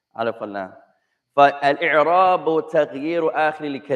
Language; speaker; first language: Arabic; non-native, fluent; English